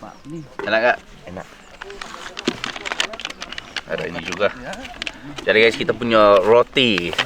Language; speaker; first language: Indonesian; non-native, learner; English